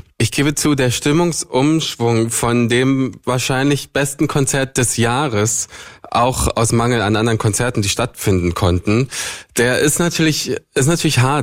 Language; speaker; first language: German; native; German